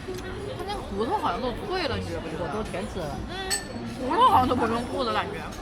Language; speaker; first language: Chinese; native; Chinese